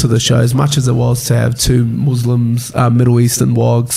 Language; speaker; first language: English; native; English